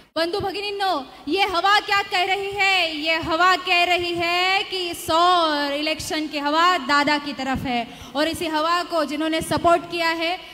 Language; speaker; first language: Hindi; non-native, local second language; Marathi